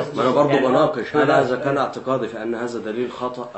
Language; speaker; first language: Arabic; native; Arabic